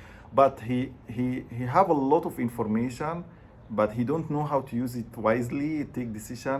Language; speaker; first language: English; non-native, fluent; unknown